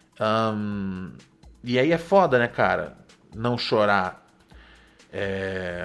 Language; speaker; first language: Portuguese; native; Portuguese